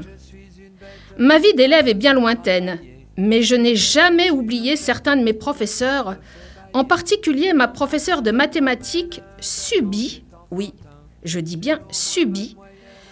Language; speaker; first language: French; native; French